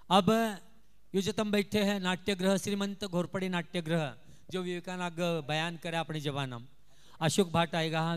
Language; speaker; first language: Hindi; non-native, local second language; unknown